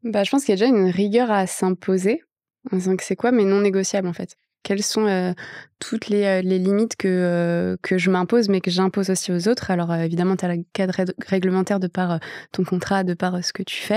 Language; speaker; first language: French; native; French